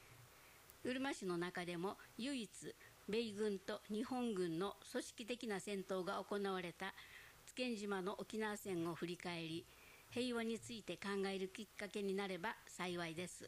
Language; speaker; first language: Japanese; native; Japanese